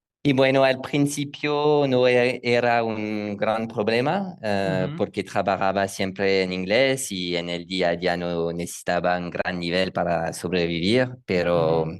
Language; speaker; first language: Spanish; non-native, learner; French